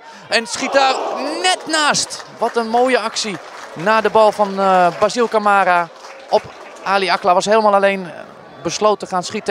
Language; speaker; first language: Dutch; native; Dutch